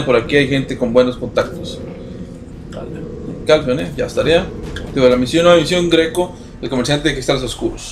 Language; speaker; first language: Spanish; native; Spanish